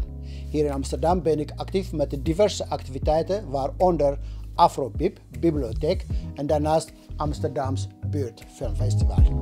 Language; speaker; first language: Dutch; non-native, fluent; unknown